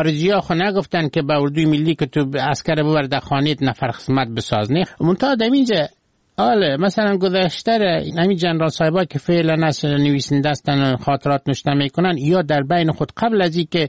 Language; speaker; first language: Persian; native; Persian